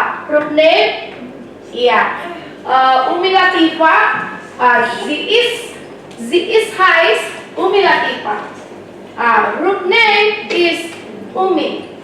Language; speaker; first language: German; non-native, learner; Indonesian